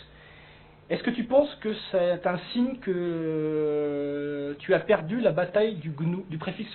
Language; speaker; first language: French; native; French